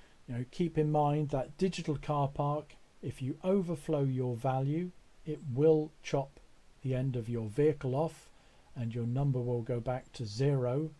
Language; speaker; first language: English; native; English